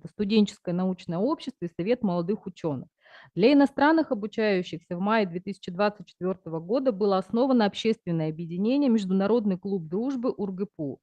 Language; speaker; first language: Russian; native; Russian